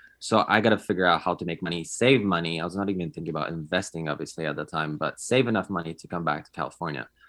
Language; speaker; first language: English; non-native, fluent; Polish